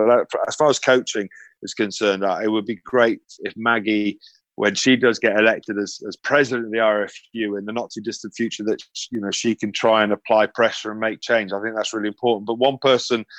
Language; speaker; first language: English; native; English